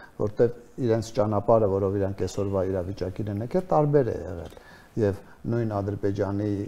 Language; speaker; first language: Armenian; native; Armenian